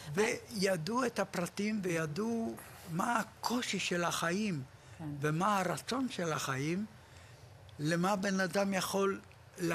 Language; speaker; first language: Hebrew; non-native, fluent; Polish